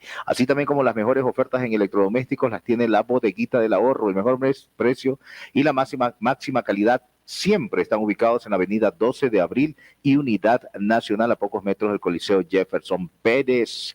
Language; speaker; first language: Spanish; native; Spanish